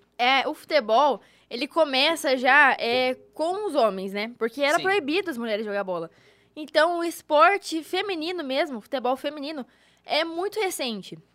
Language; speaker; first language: Portuguese; native; Portuguese